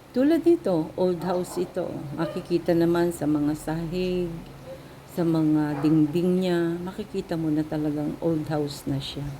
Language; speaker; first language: Filipino; native; Filipino